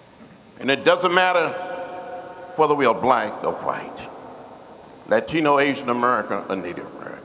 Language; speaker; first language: English; native; English